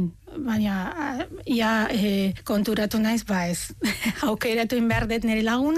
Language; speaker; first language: Basque; non-native, fluent; Arabic